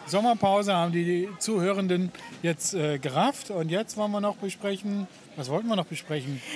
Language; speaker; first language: German; native; German